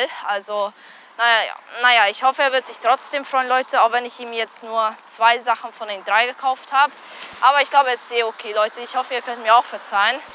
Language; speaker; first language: German; early bilingual, other home language; Hungarian